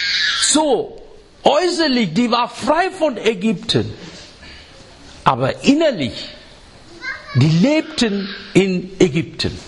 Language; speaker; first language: German; non-native, learner; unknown